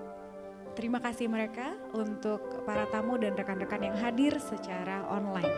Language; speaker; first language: Indonesian; native; Indonesian